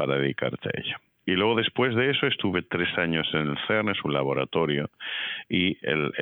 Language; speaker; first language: Spanish; native; Spanish